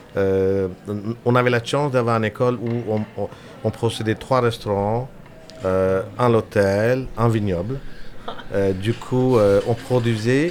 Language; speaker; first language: French; non-native, fluent; Hindi